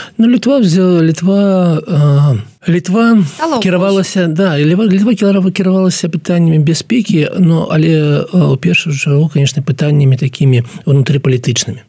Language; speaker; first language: Belarusian; non-native, local second language; Russian